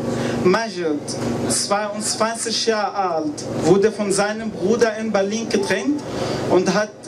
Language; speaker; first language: German; non-native, learner; Arabic